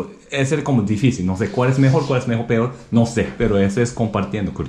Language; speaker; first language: Spanish; non-native, learner; Japanese